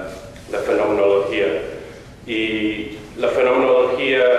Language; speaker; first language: Spanish; non-native, fluent; English